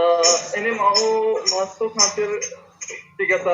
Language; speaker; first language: Indonesian; non-native, fluent; Tajik